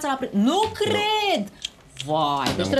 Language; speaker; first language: Romanian; native; Romanian